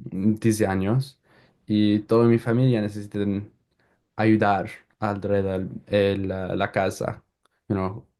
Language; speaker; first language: Spanish; non-native, learner; English